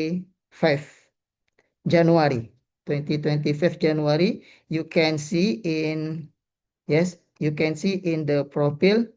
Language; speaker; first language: English; non-native, learner; Indonesian